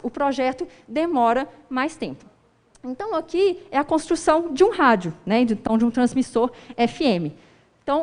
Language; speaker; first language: Portuguese; native; Portuguese